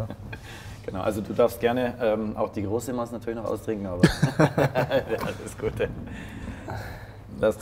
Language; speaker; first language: German; native; German